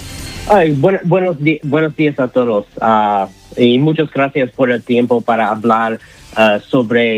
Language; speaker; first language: Spanish; non-native, learner; English